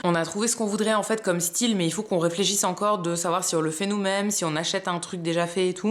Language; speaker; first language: French; native; French